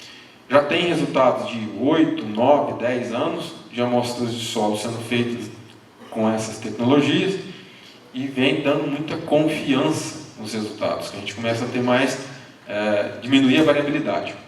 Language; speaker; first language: Portuguese; native; Portuguese